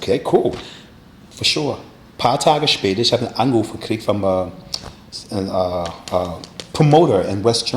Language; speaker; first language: German; non-native, learner; English